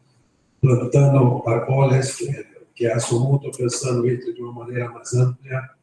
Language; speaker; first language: Spanish; non-native, fluent; Portuguese